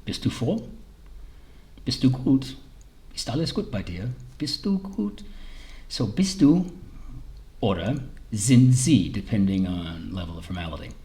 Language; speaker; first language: German; early bilingual, heritage; English